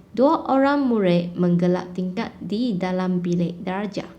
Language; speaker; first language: Malay; non-native, local second language; Chinese